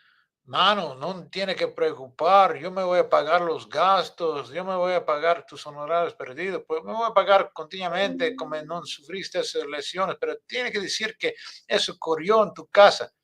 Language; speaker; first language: Spanish; non-native, fluent; English